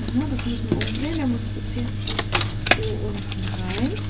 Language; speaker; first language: German; native; German